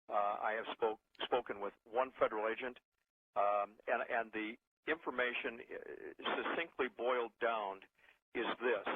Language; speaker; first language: English; native; English